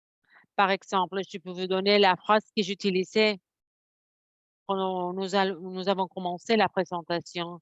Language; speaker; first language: French; non-native, fluent; Spanish